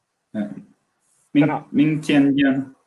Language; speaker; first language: Chinese; non-native, learner; Swedish